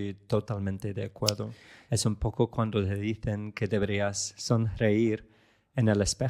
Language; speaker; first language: Spanish; non-native, fluent; English